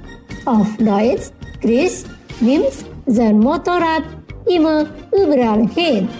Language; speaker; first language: German; non-native, fluent; Indonesian